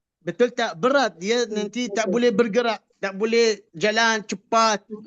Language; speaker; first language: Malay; non-native, fluent; Arabic